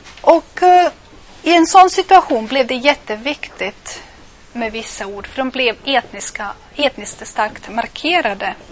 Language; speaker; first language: Swedish; non-native, fluent; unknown